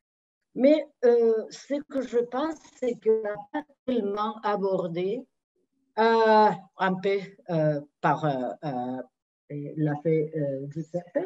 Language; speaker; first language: French; non-native, fluent; Spanish